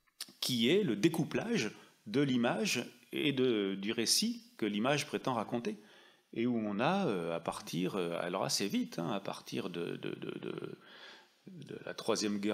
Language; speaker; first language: French; native; French